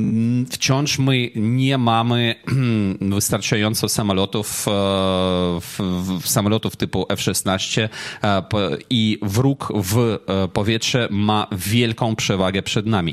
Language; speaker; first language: Polish; non-native, fluent; Ukrainian